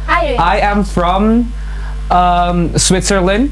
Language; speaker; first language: English; non-native, learner; Indonesian